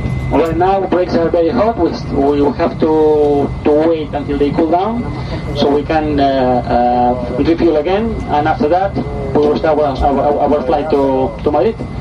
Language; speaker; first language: English; non-native, fluent; Spanish